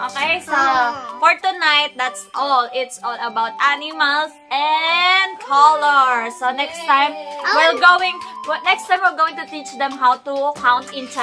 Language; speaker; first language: English; non-native, local second language; Filipino